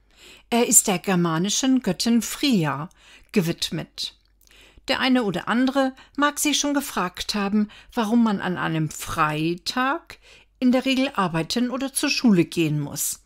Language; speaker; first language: German; native; German